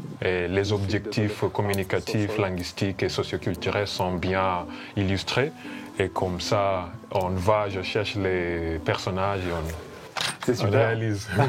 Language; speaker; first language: French; non-native, fluent; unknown